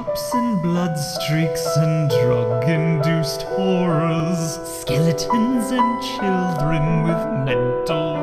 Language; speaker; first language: English; native; English